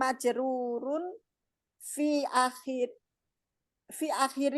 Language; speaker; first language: Arabic; non-native, learner; Indonesian